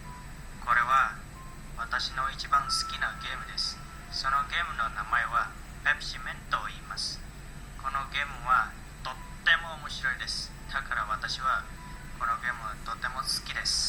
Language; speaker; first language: Japanese; non-native, learner; Indonesian